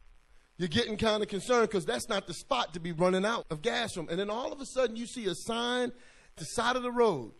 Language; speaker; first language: English; native; English